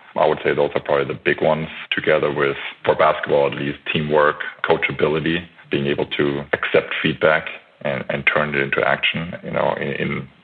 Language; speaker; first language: English; non-native, fluent; German